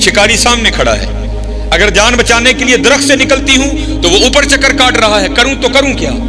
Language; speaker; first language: Urdu; non-native, local second language; Punjabi